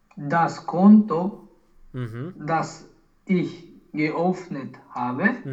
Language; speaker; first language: German; non-native, learner; Romanian